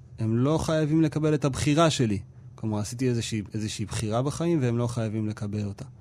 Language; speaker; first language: Hebrew; native; Hebrew